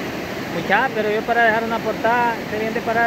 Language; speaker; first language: Spanish; native; Spanish